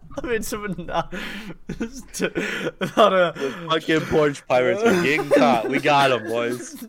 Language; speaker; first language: English; native; English